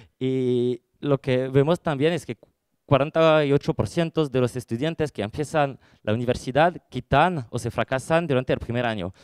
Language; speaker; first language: Spanish; non-native, fluent; French